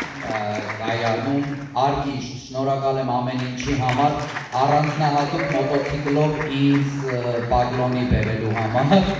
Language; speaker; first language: Armenian; native; Armenian